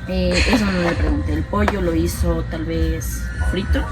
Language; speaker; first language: Spanish; native; Spanish